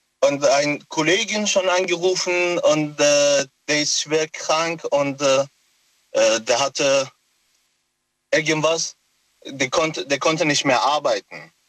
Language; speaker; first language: German; non-native, local second language; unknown